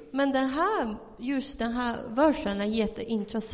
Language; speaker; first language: Swedish; non-native, fluent; Chinese